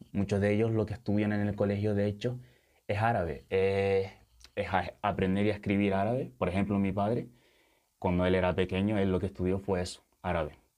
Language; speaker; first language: Spanish; early bilingual, other home language; Wolof